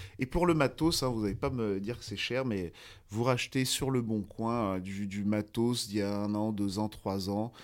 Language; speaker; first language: French; native; French